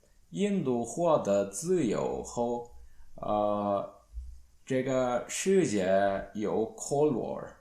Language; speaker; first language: Chinese; non-native, learner; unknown